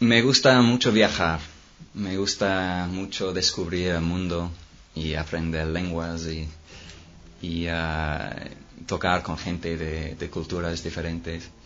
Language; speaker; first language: Spanish; non-native, fluent; English